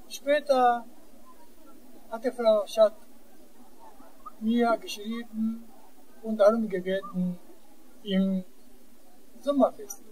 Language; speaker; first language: German; non-native, fluent; Japanese